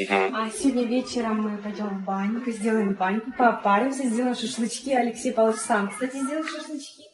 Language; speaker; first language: Russian; native; Russian